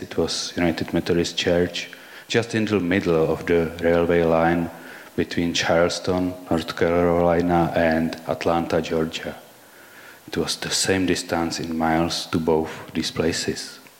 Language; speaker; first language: English; non-native, fluent; Czech